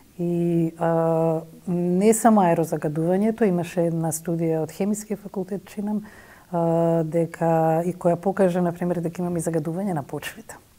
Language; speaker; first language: Macedonian; native; Macedonian